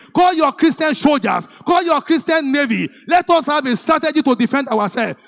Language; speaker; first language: English; non-native, local second language; Yoruba